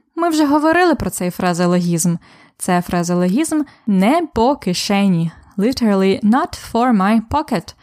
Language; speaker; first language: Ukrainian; native; Ukrainian